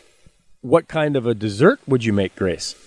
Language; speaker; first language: English; native; English